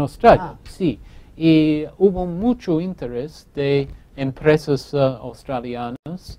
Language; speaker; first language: Spanish; non-native, fluent; English